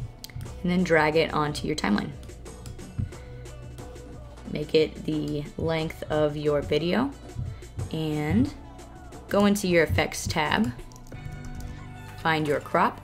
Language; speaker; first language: English; native; English